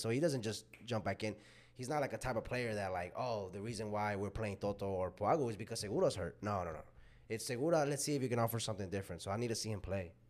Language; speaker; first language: English; early bilingual, other home language; Spanish